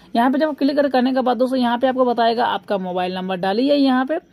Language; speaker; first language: Hindi; non-native, local second language; Bangla